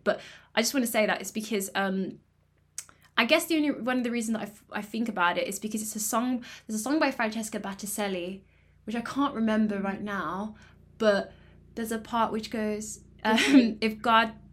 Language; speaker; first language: English; native; English